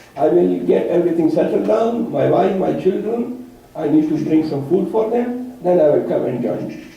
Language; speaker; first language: English; non-native, local second language; Urdu